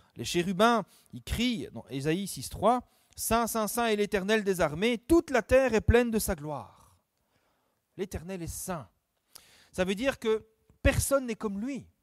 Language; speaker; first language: French; native; French